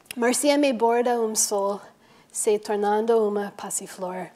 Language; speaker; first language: Portuguese; non-native, learner; English